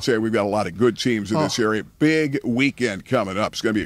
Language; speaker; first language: English; native; English